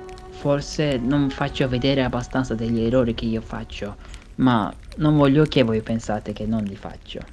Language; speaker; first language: Italian; non-native, learner; Turkish